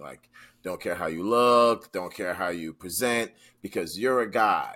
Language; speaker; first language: English; native; English